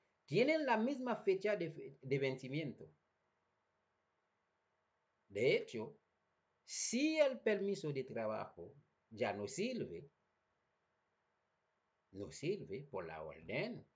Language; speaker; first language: Spanish; non-native, fluent; Haitian Creole